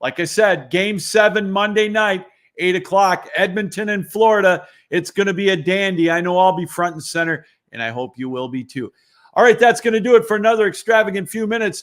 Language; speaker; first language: English; native; English